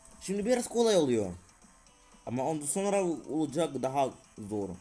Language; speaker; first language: Turkish; non-native, learner; Russian